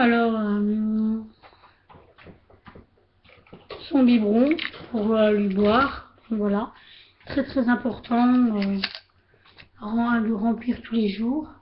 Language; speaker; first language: French; native; French